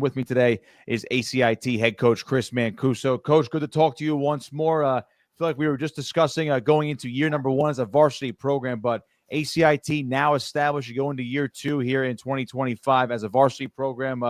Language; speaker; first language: English; native; English